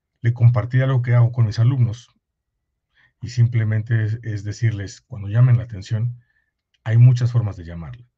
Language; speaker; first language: Spanish; native; Spanish